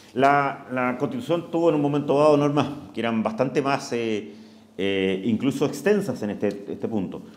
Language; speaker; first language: Spanish; native; Spanish